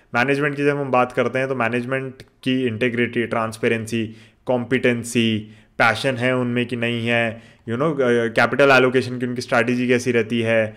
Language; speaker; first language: Hindi; native; Hindi